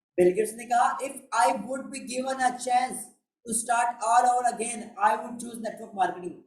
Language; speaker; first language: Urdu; non-native, local second language; Punjabi